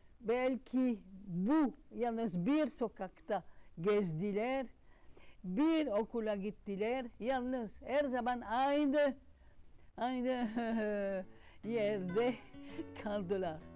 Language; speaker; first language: Turkish; non-native, learner; French